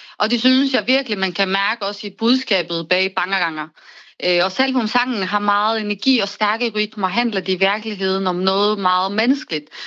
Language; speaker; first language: Danish; non-native, fluent; Bulgarian